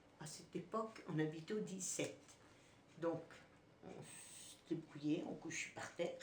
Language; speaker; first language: French; native; French